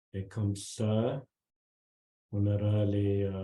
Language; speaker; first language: French; non-native, local second language; English